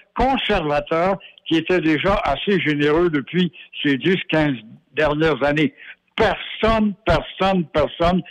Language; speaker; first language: French; native; French